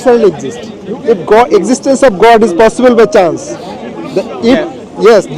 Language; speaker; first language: English; non-native, fluent; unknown